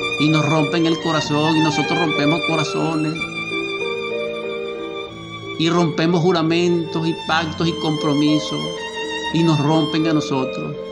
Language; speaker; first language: Spanish; native; Spanish